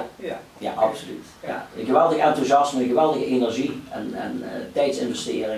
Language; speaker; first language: Dutch; native; Dutch